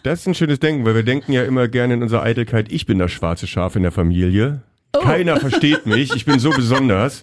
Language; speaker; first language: German; native; German